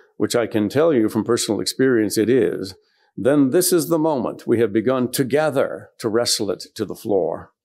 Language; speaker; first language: English; native; English